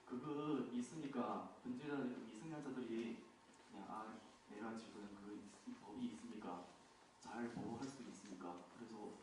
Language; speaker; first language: Korean; non-native, learner; Chinese